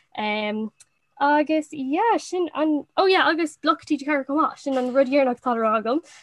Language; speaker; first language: Irish; non-native, local second language; English